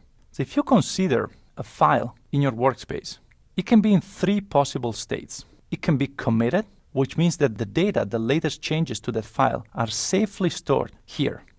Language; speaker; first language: English; non-native, fluent; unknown